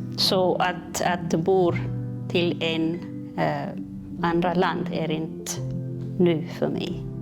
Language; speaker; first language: Swedish; non-native, learner; Malagasy